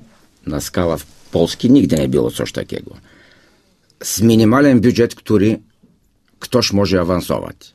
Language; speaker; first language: Polish; non-native, fluent; Bulgarian